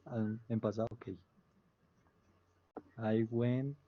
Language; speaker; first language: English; non-native, learner; Spanish